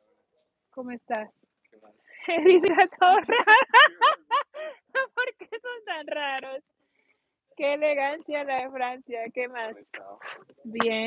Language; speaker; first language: Spanish; native; Spanish